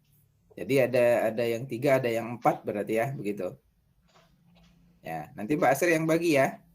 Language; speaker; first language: Indonesian; native; Indonesian